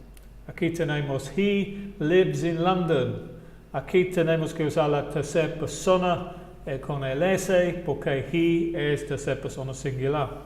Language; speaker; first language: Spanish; non-native, fluent; English